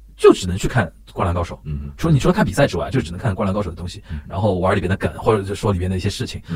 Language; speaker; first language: Chinese; native; Chinese